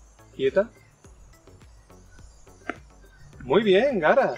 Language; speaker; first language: Spanish; native; Spanish